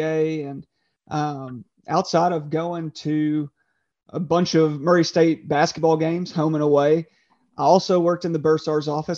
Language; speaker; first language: English; native; English